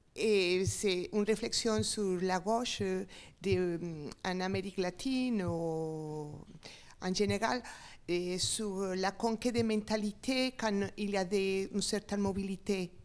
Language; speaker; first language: French; non-native, learner; Spanish